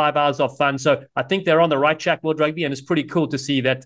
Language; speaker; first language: English; native; English